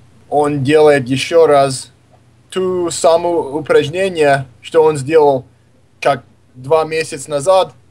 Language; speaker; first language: Russian; non-native, fluent; English